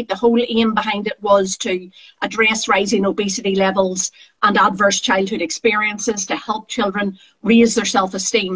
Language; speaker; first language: English; native; English